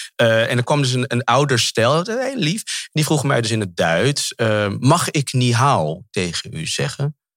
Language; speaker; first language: Dutch; native; Dutch